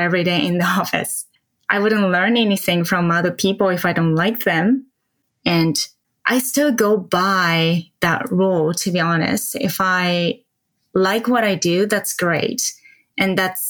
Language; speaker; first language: English; non-native, fluent; Japanese